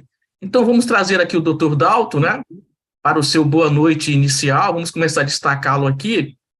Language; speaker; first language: Portuguese; native; Portuguese